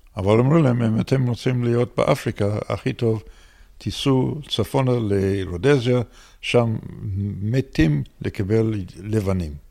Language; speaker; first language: Hebrew; non-native, fluent; English